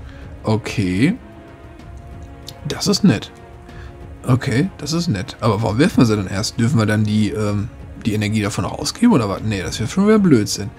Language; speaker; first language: German; native; German